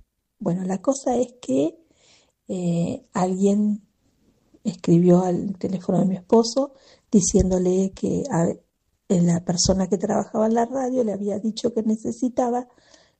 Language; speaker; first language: Spanish; native; Spanish